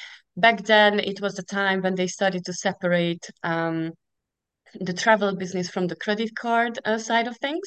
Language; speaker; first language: English; non-native, fluent; Hungarian